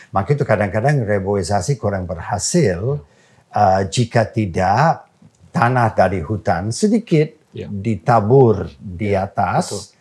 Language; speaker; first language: Indonesian; non-native, fluent; English